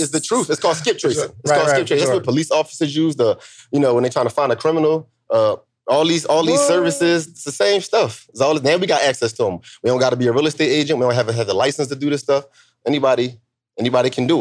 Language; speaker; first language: English; native; English